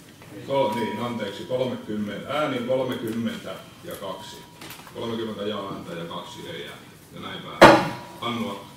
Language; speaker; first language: Finnish; native; Finnish